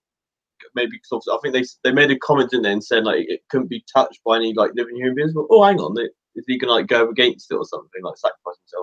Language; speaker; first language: English; native; English